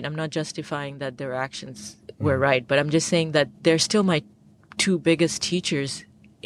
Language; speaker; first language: English; non-native, local second language; Bangla